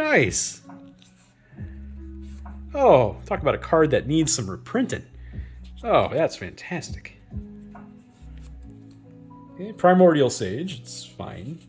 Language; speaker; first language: English; native; English